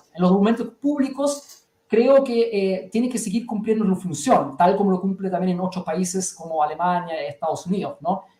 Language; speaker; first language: Spanish; early bilingual, heritage; German